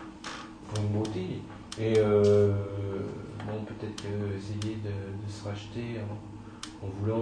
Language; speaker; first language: French; native; French